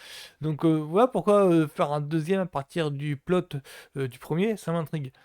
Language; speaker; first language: French; native; French